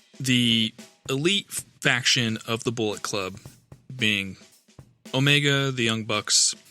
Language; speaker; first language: English; native; English